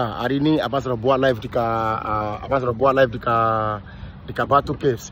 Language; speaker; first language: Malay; non-native, fluent; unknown